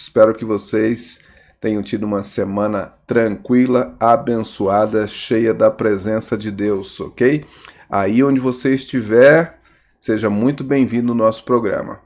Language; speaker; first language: Portuguese; native; Portuguese